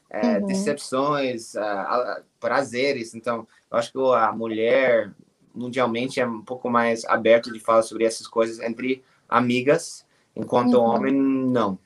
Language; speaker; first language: Portuguese; non-native, learner; English